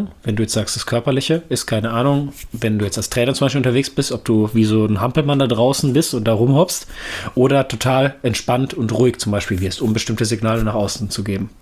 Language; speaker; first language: German; native; German